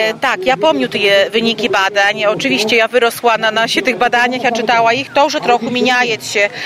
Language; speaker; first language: Ukrainian; native; Ukrainian